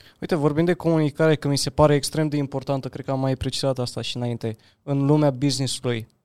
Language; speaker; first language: Romanian; native; Romanian